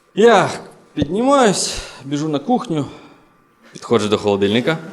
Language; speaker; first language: Ukrainian; native; Ukrainian